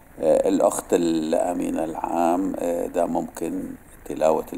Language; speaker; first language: Arabic; native; Arabic